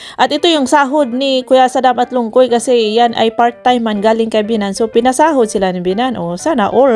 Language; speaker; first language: Filipino; non-native, local second language; Cebuano